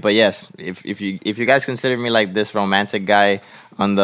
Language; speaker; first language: English; non-native, fluent; Spanish